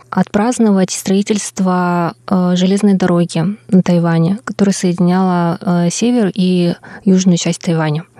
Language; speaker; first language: Russian; native; Russian